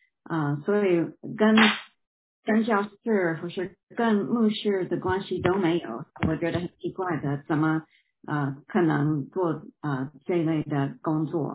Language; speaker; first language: Chinese; non-native, fluent; English